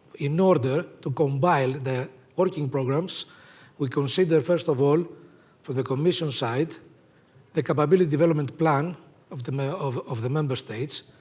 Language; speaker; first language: English; non-native, fluent; Greek